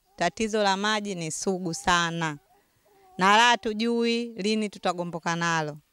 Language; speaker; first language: Swahili; native; Swahili